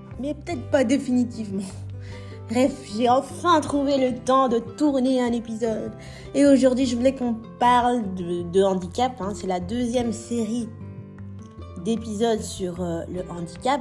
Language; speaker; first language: French; native; French